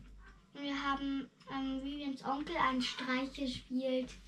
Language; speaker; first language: German; early bilingual, other home language; Thai